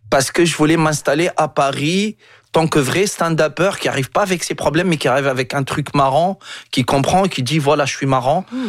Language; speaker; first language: French; non-native, local second language; Arabic